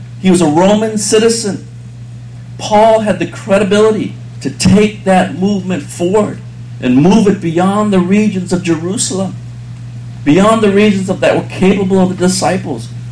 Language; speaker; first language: English; early bilingual, other home language; Vietnamese